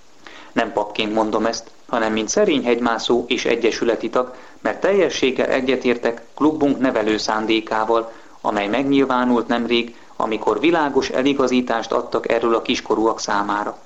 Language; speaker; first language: Hungarian; native; Hungarian